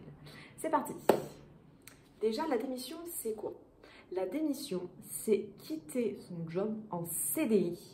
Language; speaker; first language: French; native; French